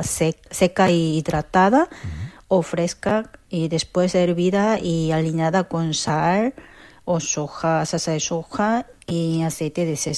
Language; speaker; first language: Spanish; non-native, learner; Korean